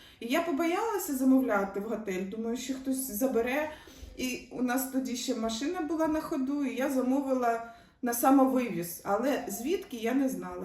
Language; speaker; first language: Ukrainian; native; Ukrainian